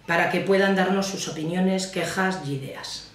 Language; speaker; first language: Spanish; native; Spanish